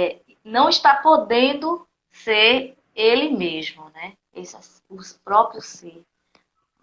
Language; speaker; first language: Portuguese; native; Portuguese